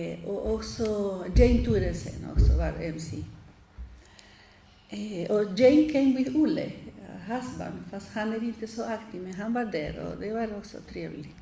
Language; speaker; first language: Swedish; non-native, fluent; Spanish